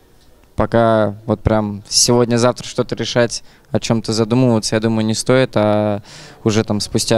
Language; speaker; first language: Russian; native; Russian